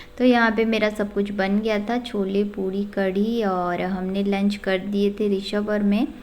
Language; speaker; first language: Hindi; non-native, local second language; Odia